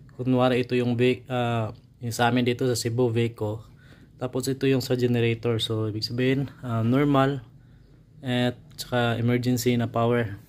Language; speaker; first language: Filipino; non-native, local second language; Cebuano